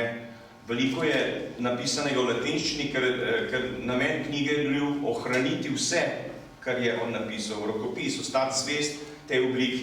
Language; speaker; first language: Slovenian; native; Slovenian